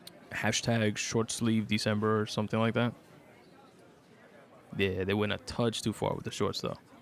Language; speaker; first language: English; native; English